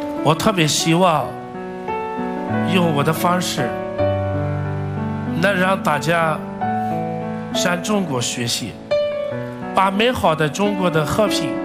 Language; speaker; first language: Chinese; non-native, fluent; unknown